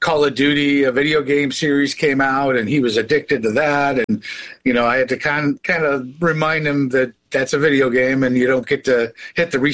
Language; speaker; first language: English; native; English